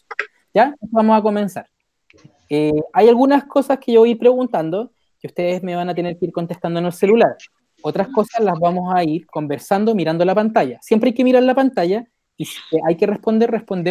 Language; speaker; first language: Spanish; native; Spanish